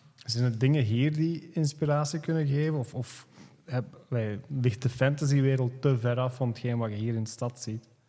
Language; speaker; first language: Dutch; native; Dutch